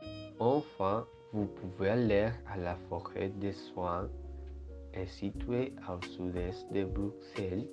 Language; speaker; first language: French; non-native, learner; Spanish